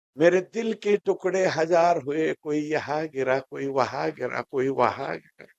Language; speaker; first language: Hindi; non-native, local second language; Marathi